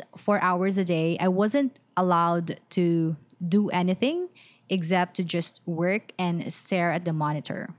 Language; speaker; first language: English; non-native, local second language; Filipino